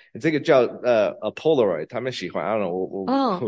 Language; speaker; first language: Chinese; non-native, learner; English